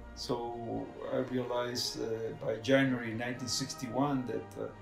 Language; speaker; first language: English; non-native, fluent; Spanish